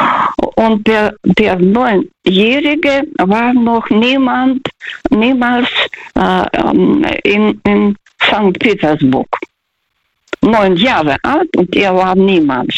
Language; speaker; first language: German; non-native, fluent; Russian